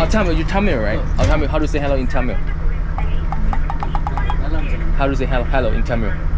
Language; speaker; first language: English; non-native, learner; Thai